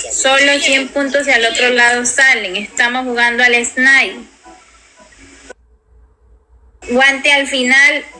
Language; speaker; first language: Spanish; native; Spanish